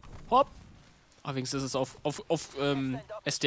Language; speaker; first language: German; native; German